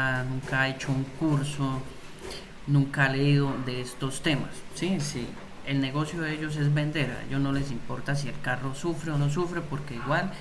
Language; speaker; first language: Spanish; native; Spanish